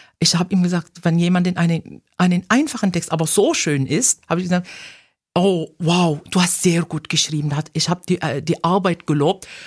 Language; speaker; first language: German; non-native, fluent; Arabic